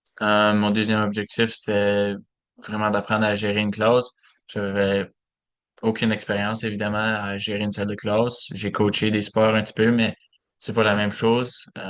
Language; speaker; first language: French; native; French